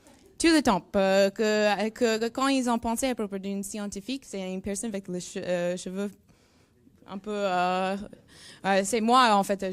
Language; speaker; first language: French; non-native, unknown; English